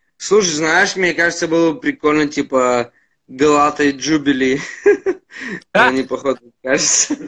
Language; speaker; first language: Russian; native; Russian